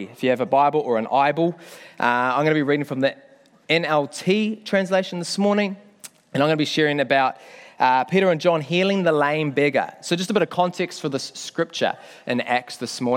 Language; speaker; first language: English; native; English